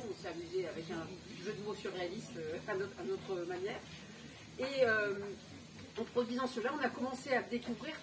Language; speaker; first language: French; native; French